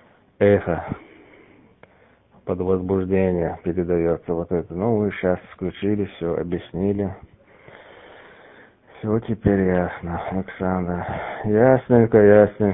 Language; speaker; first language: Russian; native; Russian